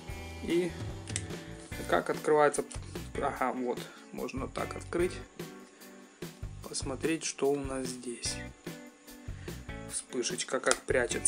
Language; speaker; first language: Russian; native; Russian